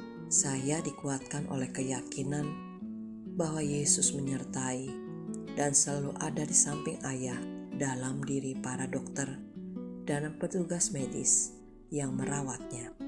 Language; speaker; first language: Indonesian; native; Indonesian